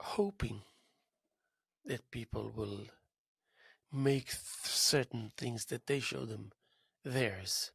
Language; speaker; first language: English; non-native, fluent; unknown